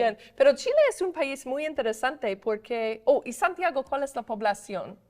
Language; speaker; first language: Spanish; non-native, fluent; English